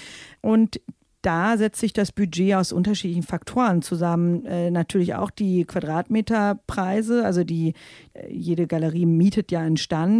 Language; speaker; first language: German; native; German